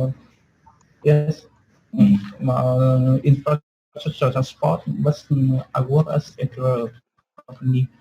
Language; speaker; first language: English; non-native, learner; Vietnamese